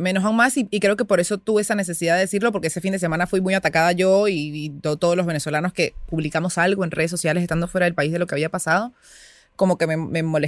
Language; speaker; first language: Spanish; native; Spanish